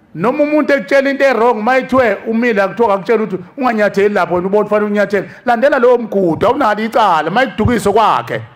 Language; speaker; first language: Zulu; native; Zulu